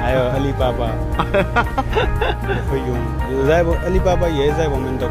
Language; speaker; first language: Chinese; non-native, learner; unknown